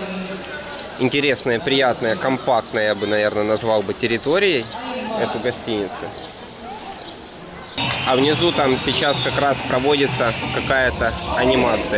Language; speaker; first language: Russian; native; Russian